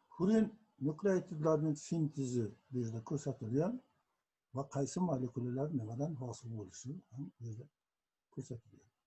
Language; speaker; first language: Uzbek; native; Uzbek